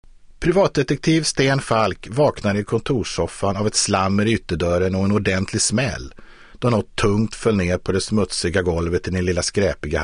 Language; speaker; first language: Swedish; native; Swedish